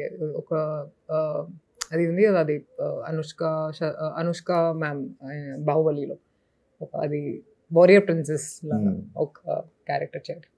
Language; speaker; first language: Telugu; non-native, local second language; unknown